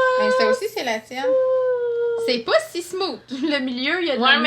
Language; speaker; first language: French; native; French